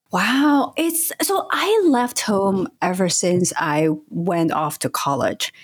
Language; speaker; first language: English; non-native, local second language; Cantonese